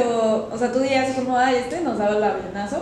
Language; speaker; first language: Spanish; native; Spanish